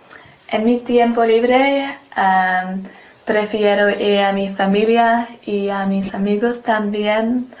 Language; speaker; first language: Spanish; non-native, learner; English